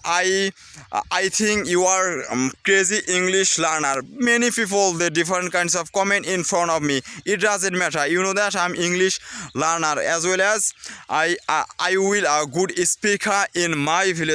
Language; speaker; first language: English; non-native, learner; Bangla